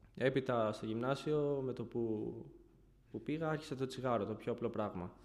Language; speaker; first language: Greek; early bilingual, other home language; Bulgarian